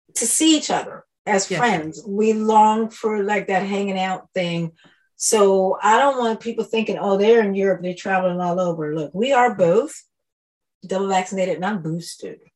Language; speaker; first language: English; native; English